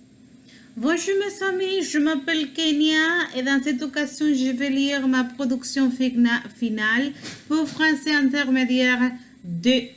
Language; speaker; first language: French; non-native, learner; Spanish